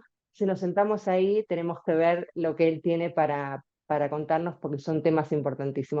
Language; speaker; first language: Spanish; native; Spanish